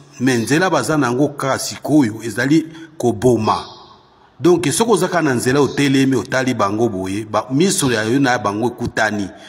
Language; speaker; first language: Lingala; non-native, local second language; Swahili